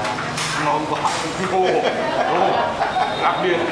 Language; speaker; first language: Vietnamese; non-native, fluent; Korean